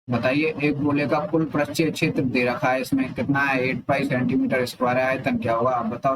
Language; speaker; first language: Hindi; native; Hindi